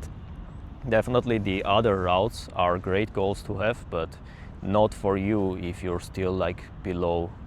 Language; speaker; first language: English; non-native, fluent; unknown